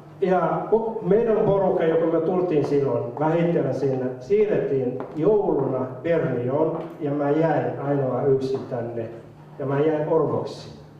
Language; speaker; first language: Finnish; non-native, fluent; Somali